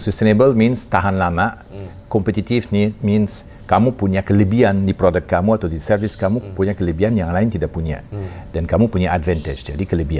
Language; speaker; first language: Indonesian; non-native, fluent; French